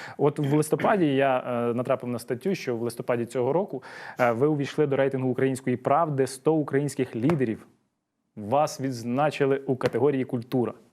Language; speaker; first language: Ukrainian; native; Ukrainian